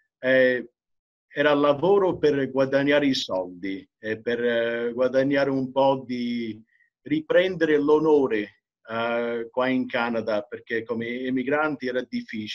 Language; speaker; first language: Italian; early bilingual, heritage; English